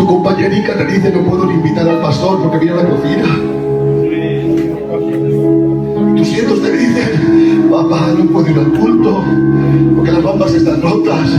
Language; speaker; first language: Spanish; native; Spanish